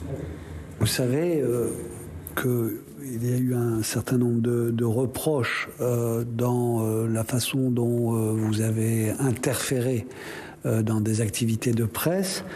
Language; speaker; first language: French; native; French